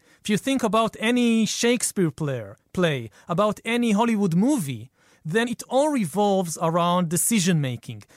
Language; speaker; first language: English; non-native, fluent; Hebrew